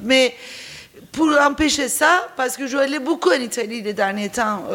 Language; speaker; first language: French; non-native, fluent; Turkish